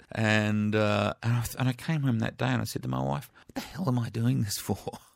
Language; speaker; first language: English; native; English